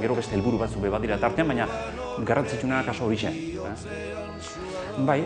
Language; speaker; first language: Basque; native; Basque